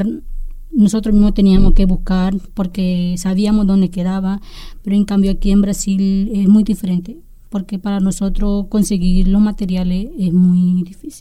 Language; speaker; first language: Spanish; non-native, local second language; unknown